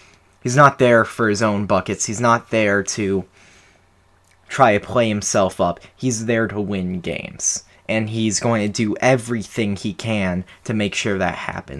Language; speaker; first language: English; native; English